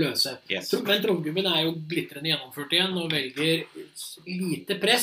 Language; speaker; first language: Norwegian; native; Norwegian